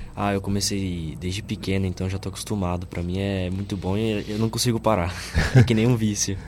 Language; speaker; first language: Portuguese; native; Portuguese